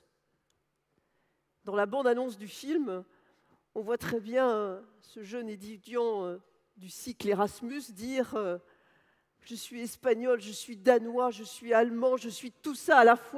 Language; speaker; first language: French; native; French